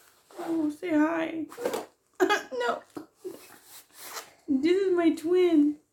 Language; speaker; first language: English; native; English